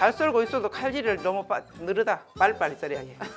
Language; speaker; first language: Korean; native; Korean